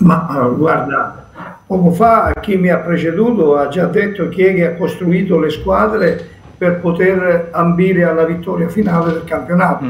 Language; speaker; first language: Italian; native; Italian